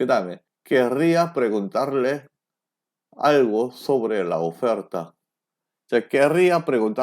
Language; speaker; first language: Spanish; non-native, fluent; Korean